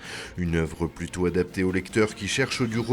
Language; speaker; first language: French; native; French